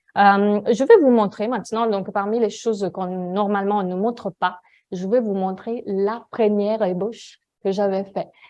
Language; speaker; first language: French; non-native, fluent; Italian